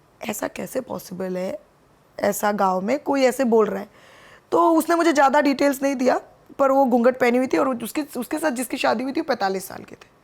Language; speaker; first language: Hindi; non-native, local second language; Bangla